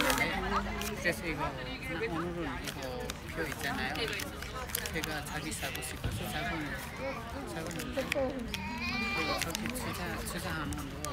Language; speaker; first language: Korean; non-native, learner; Nepali